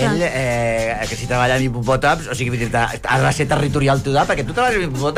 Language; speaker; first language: Catalan; native; Catalan